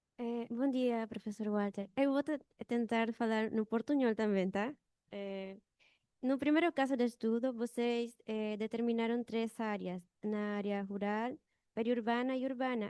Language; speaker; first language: Portuguese; non-native, learner; Spanish